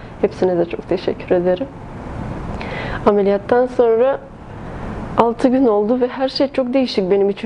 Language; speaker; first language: Turkish; early bilingual, heritage; Turkish